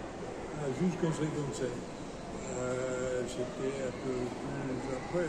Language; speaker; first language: French; non-native, fluent; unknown